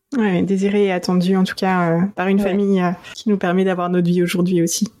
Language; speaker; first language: French; native; French